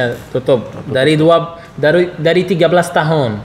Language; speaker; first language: Indonesian; non-native, learner; Arabic